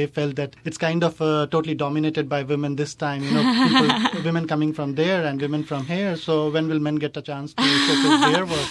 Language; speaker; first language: English; non-native, local second language; Hindi